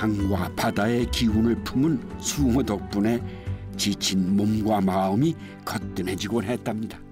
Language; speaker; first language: Korean; native; Korean